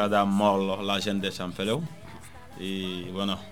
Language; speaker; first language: Catalan; non-native, learner; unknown